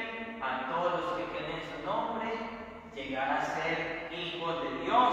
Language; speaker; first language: Spanish; native; Spanish